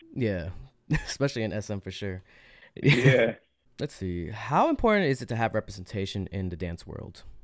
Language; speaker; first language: English; native; English